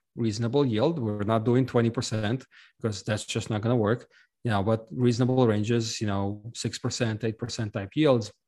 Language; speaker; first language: English; non-native, fluent; Russian